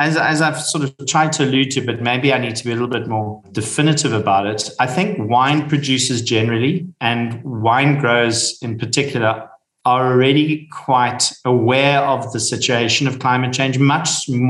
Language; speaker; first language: English; native; English